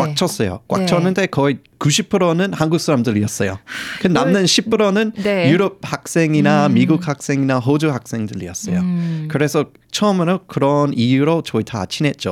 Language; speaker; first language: Korean; non-native, fluent; English